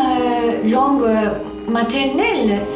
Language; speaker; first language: French; non-native, learner; Turkish